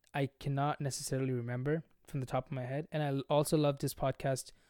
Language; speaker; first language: English; non-native, local second language; Bangla